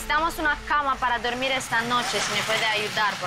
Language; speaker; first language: Spanish; non-native, learner; Romanian